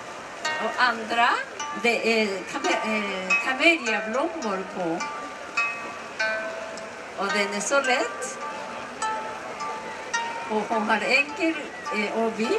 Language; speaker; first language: Swedish; non-native, learner; Japanese